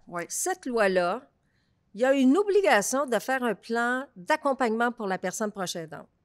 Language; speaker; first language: French; native; French